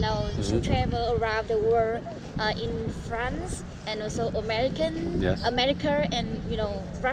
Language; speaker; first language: English; non-native, learner; Vietnamese